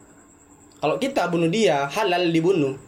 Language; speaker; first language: Indonesian; native; Indonesian